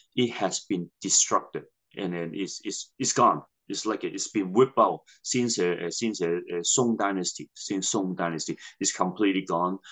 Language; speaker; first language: English; non-native, local second language; Cantonese